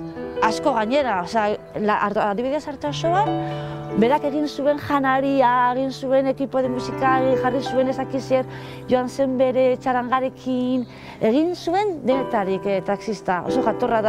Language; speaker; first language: Basque; non-native, local second language; Spanish